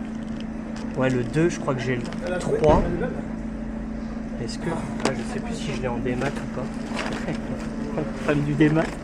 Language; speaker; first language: French; native; French